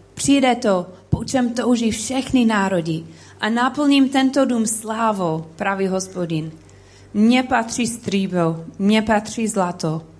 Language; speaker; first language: Czech; non-native, learner; English